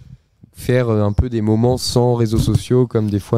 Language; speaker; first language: French; native; French